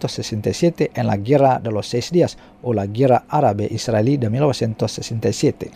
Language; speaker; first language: Spanish; non-native, fluent; Indonesian